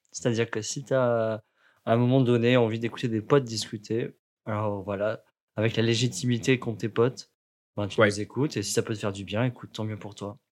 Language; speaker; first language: French; native; French